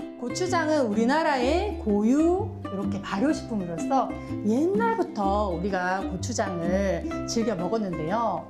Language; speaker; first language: Korean; native; Korean